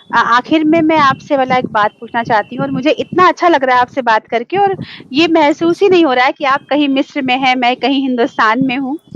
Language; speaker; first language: Urdu; non-native, local second language; Hindi